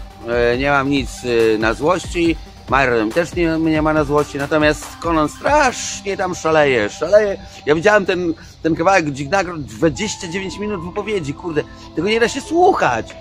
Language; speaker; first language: Polish; native; Polish